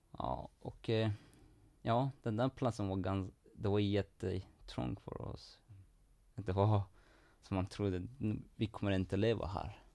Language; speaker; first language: Swedish; non-native, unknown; Persian